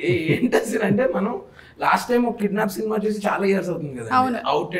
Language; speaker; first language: Telugu; native; Telugu